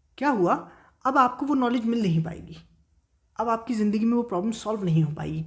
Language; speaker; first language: Urdu; native; Urdu